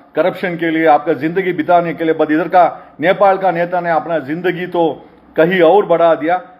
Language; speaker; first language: Hindi; non-native, local second language; Kannada